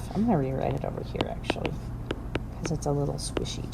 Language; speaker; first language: English; native; English